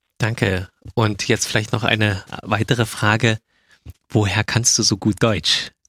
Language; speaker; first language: German; native; German